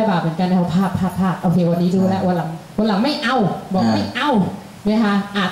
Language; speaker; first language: Thai; native; Thai